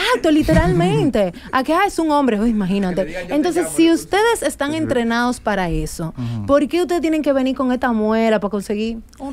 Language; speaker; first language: Spanish; native; Spanish